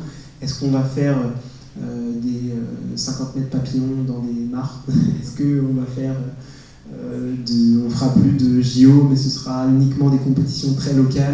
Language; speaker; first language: French; native; French